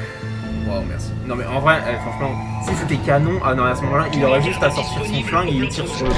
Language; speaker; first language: French; native; French